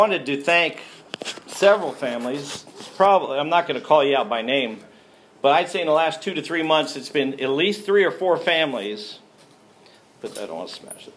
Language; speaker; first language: English; native; English